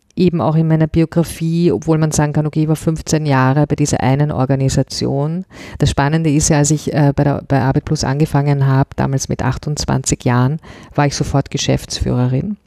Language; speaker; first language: German; native; German